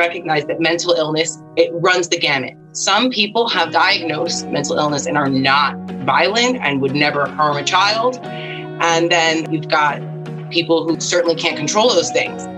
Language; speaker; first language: English; native; English